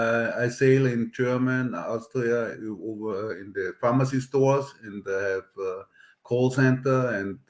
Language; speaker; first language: English; non-native, learner; German